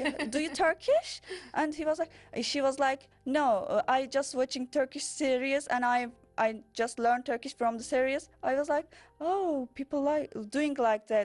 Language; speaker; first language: English; non-native, learner; Turkish